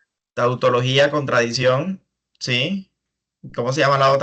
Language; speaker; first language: Spanish; native; Spanish